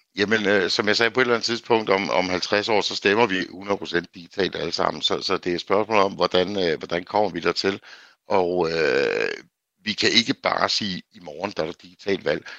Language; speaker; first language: Danish; native; Danish